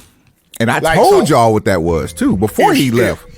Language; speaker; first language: English; native; English